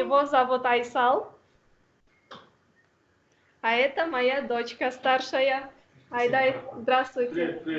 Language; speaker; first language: Russian; non-native, fluent; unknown